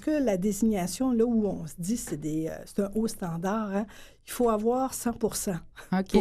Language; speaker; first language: French; native; French